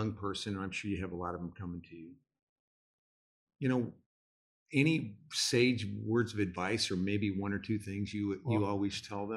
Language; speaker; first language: English; native; English